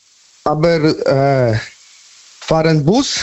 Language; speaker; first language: German; non-native, learner; Polish